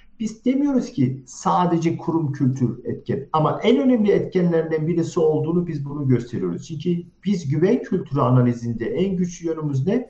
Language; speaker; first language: Turkish; early bilingual, heritage; Turkish